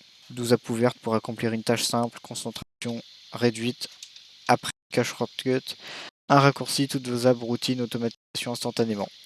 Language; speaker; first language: French; native; French